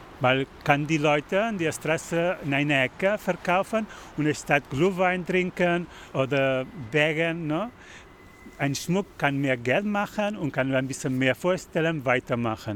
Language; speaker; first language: German; non-native, learner; Spanish